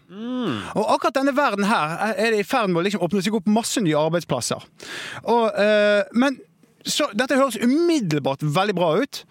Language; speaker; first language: Norwegian; native; Norwegian